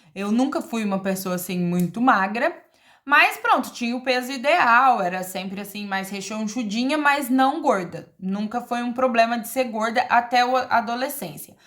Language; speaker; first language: Portuguese; native; Portuguese